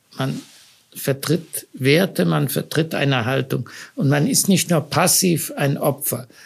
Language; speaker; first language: German; native; German